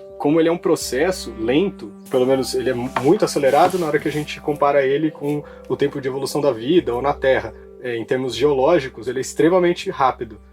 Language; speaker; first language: Portuguese; native; Portuguese